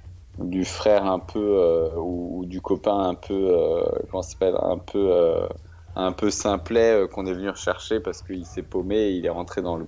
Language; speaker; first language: French; native; French